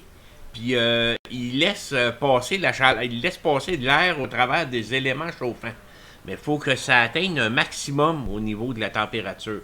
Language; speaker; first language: French; native; French